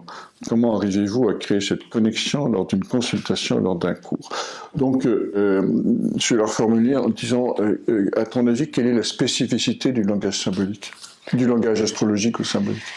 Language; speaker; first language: French; native; French